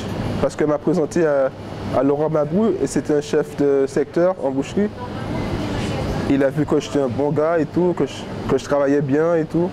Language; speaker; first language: French; native; French